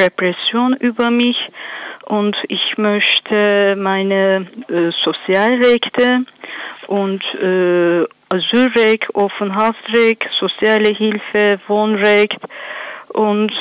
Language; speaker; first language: German; non-native, learner; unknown